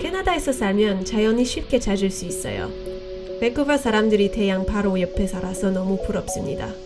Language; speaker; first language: Korean; non-native, fluent; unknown